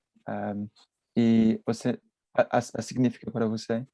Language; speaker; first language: Portuguese; non-native, learner; English